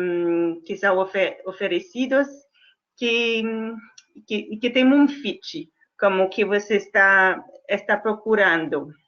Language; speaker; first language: Portuguese; non-native, fluent; French